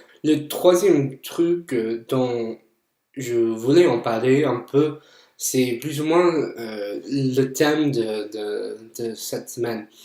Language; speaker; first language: French; non-native, fluent; English